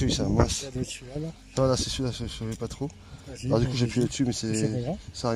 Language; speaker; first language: French; native; French